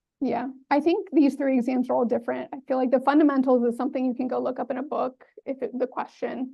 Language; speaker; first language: English; native; English